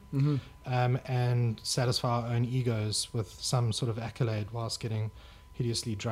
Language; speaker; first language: English; native; English